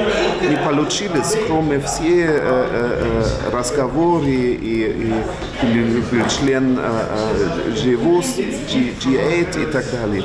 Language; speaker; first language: Russian; non-native, fluent; German